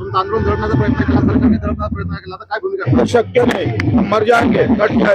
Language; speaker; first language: Marathi; native; Marathi